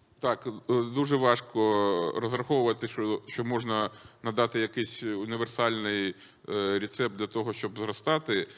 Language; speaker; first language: Ukrainian; non-native, local second language; Russian